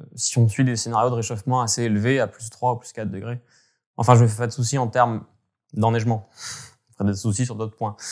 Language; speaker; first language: French; native; French